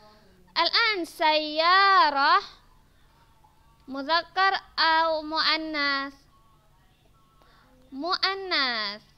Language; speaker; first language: Arabic; non-native, fluent; Indonesian